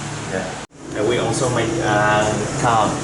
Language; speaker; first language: English; non-native, learner; Vietnamese